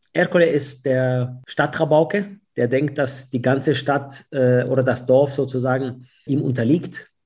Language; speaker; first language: German; early bilingual, other home language; Italian